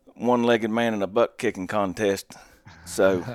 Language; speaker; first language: English; native; English